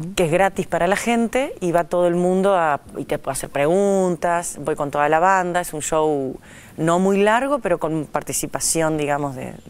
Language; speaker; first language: Spanish; native; Spanish